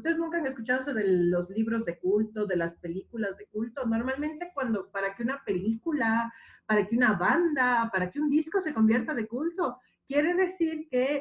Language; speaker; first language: Spanish; native; Spanish